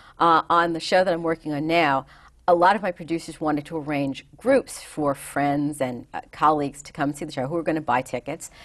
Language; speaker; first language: English; native; English